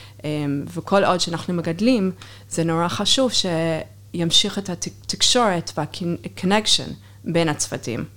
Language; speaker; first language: Hebrew; non-native, fluent; English